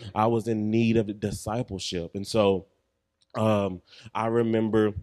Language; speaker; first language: English; native; English